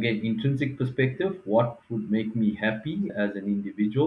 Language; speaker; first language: English; native; English